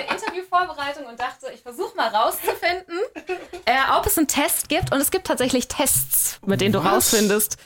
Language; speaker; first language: German; native; German